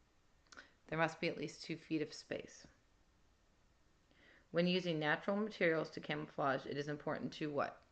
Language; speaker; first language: English; native; English